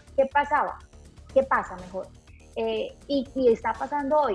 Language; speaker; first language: Spanish; native; Spanish